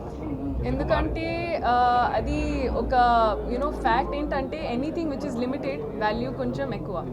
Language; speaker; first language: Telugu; non-native, learner; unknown